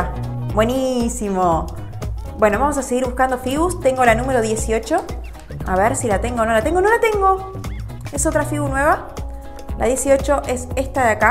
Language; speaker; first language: Spanish; native; Spanish